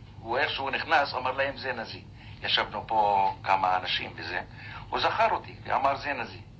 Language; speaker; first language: Hebrew; non-native, local second language; Arabic